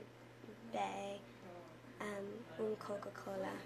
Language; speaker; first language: Spanish; non-native, learner; English